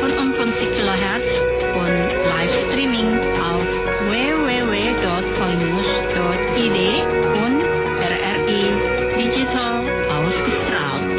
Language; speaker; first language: German; non-native, fluent; Indonesian